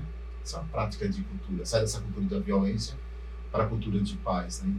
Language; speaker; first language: Portuguese; native; Portuguese